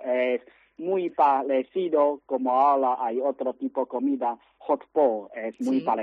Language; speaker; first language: Spanish; non-native, learner; Chinese